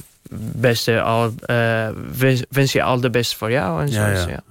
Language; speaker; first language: Dutch; non-native, learner; Arabic